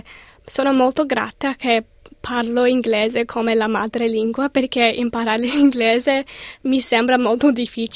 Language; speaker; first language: Italian; non-native, learner; English